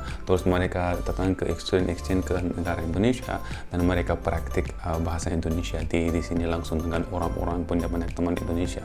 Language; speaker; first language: Indonesian; non-native, fluent; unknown